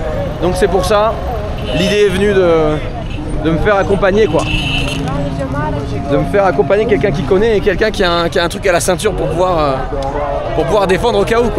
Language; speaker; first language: French; native; French